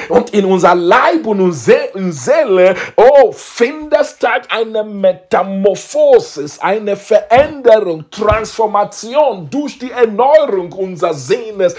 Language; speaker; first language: German; non-native, learner; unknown